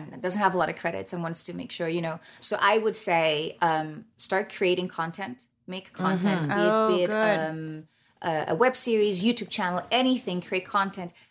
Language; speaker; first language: English; non-native, fluent; German